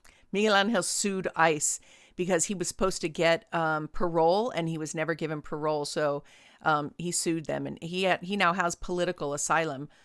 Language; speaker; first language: English; native; English